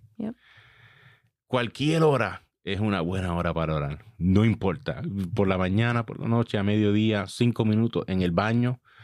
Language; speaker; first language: Spanish; early bilingual, heritage; Spanish